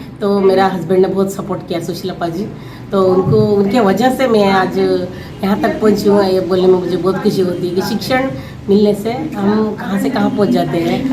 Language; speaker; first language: Hindi; non-native, local second language; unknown